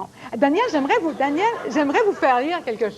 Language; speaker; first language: French; native; French